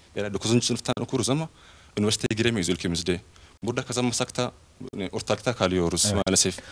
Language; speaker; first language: Turkish; non-native, fluent; Oromo